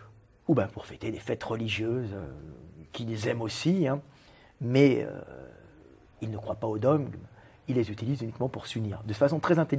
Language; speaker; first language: French; native; French